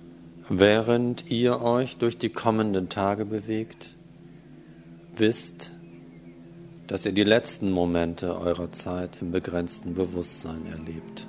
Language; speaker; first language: German; native; German